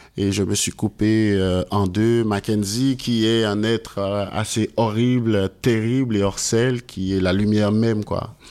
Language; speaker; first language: French; non-native, local second language; Haitian Creole